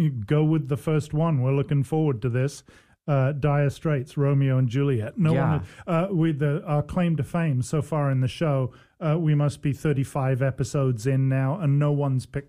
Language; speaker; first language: English; native; English